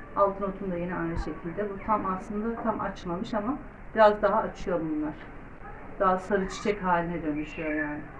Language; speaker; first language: Turkish; native; Turkish